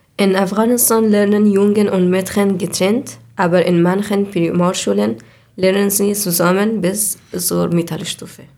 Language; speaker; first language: German; non-native, learner; Persian